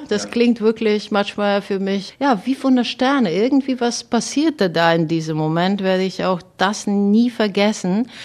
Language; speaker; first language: German; non-native, fluent; Bulgarian